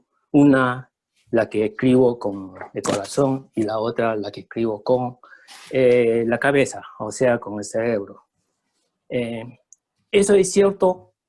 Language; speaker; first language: Spanish; early bilingual, other home language; Chinese